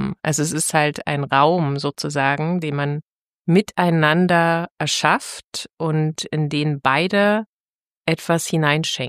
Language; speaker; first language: German; native; German